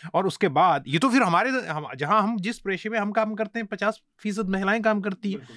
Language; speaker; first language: Hindi; native; Hindi